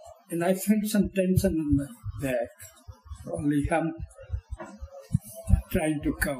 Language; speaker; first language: English; non-native, local second language; Hindi